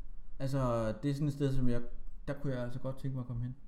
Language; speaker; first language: Danish; native; Danish